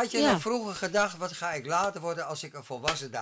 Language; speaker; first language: Dutch; native; Dutch